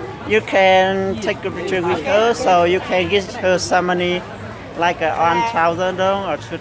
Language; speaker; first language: English; non-native, learner; Hmong